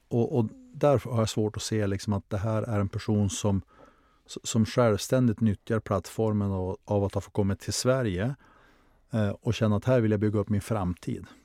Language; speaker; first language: Swedish; native; Swedish